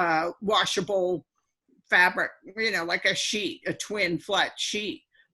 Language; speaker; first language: English; native; English